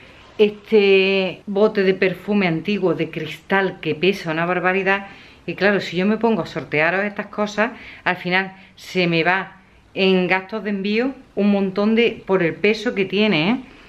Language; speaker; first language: Spanish; native; Spanish